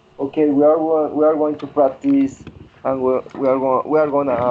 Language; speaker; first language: English; non-native, learner; Spanish